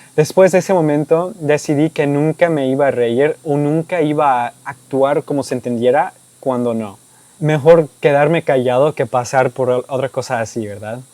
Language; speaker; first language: Spanish; non-native, fluent; English